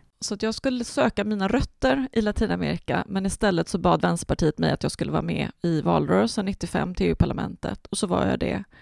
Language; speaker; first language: Swedish; early bilingual, other home language; Spanish